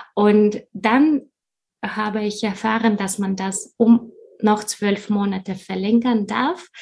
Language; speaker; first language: German; non-native, fluent; Russian